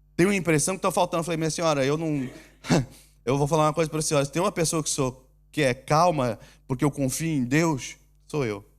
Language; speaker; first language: Portuguese; native; Portuguese